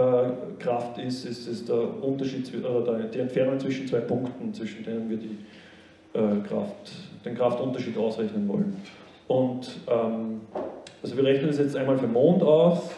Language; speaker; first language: German; native; German